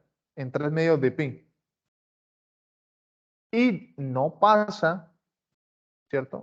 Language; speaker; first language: Spanish; native; Spanish